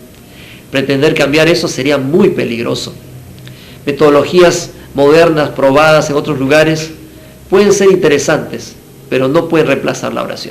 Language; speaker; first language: Spanish; native; Spanish